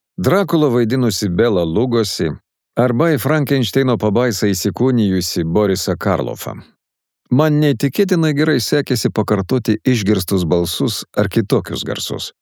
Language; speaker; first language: Lithuanian; native; Lithuanian